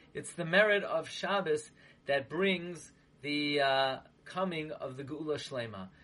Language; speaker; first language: English; native; English